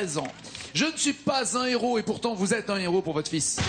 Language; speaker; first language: French; native; French